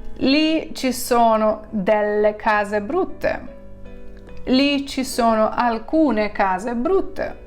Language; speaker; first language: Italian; non-native, fluent; Ukrainian